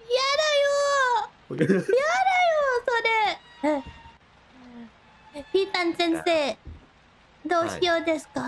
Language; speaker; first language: Japanese; non-native, learner; Thai